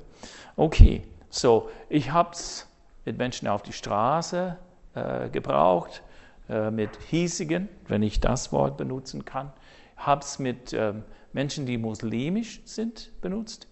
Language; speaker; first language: German; non-native, fluent; English